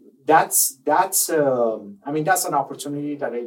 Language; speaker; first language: English; non-native, fluent; Persian